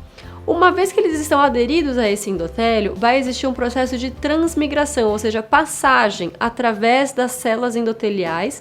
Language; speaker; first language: Portuguese; native; Portuguese